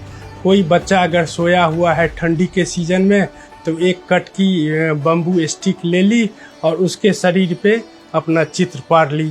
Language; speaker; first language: Hindi; non-native, local second language; Maithili